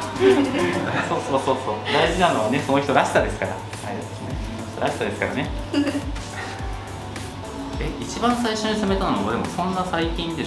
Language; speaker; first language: Japanese; native; Japanese